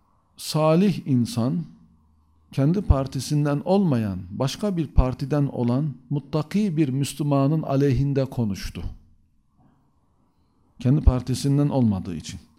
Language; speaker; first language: Turkish; native; Turkish